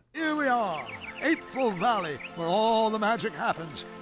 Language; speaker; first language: English; native; English